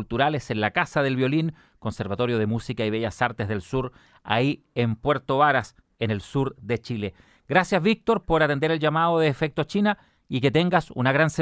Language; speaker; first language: Spanish; native; Spanish